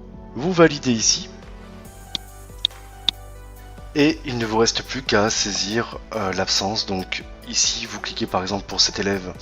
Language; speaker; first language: French; native; French